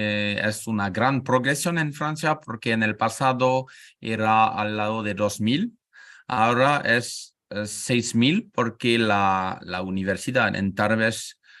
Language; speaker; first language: Spanish; non-native, learner; French